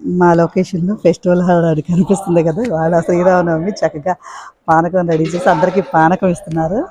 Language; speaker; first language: Telugu; native; Telugu